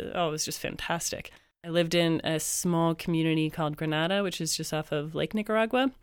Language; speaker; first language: English; native; English